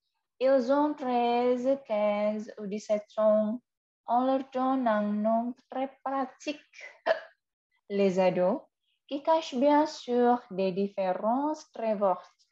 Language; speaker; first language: French; non-native, fluent; Indonesian